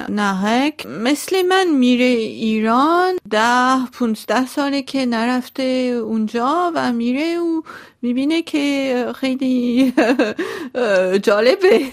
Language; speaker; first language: Persian; non-native, local second language; Armenian